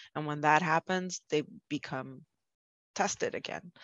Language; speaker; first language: English; native; English